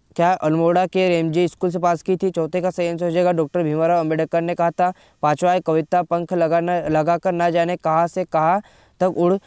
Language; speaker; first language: Hindi; native; Hindi